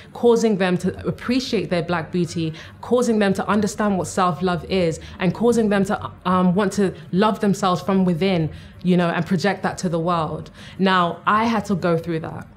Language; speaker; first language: English; native; English